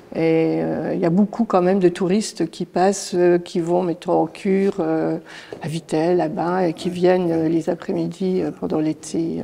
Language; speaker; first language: French; native; French